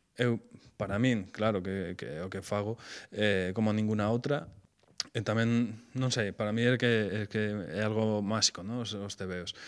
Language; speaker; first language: Galician; non-native, local second language; Spanish